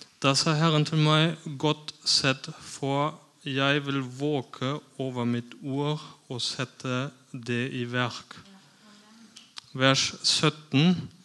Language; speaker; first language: Norwegian; non-native, fluent; German